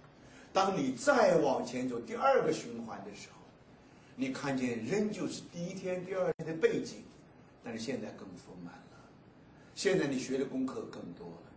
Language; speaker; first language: Chinese; native; Chinese